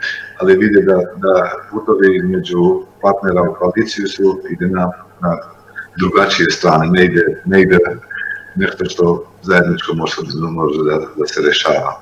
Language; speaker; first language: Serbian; non-native, local second language; Albanian